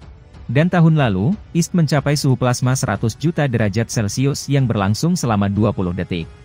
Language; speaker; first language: Indonesian; native; Indonesian